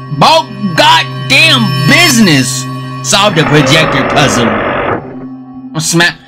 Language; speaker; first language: English; native; English